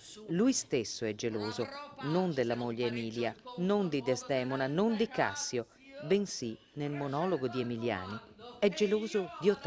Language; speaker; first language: Italian; native; Italian